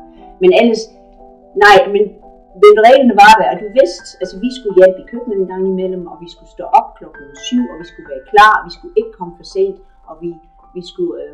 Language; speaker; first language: Danish; non-native, fluent; English